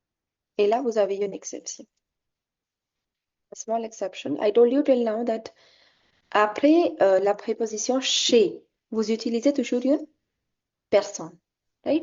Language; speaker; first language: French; non-native, fluent; Hindi